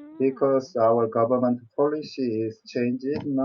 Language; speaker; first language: English; non-native, learner; Korean